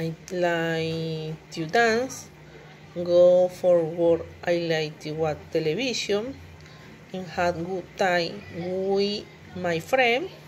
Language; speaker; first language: English; non-native, learner; Spanish